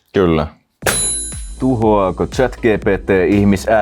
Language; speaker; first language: Finnish; native; Finnish